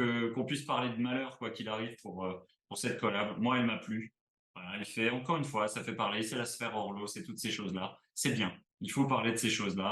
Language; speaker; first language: French; native; French